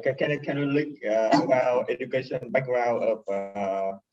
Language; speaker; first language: English; non-native, fluent; Vietnamese